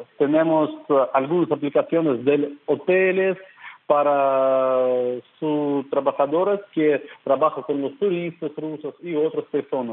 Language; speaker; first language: Spanish; non-native, fluent; Russian